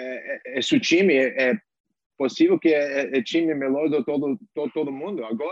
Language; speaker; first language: Portuguese; non-native, fluent; English